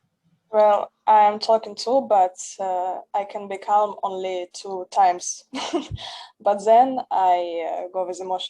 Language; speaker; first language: English; non-native, learner; Russian